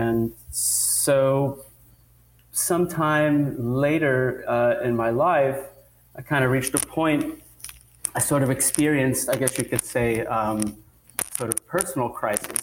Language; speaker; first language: English; native; English